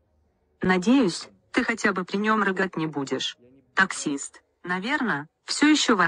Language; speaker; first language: Russian; native; Russian